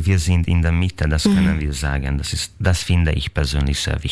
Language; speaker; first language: German; non-native, fluent; Hungarian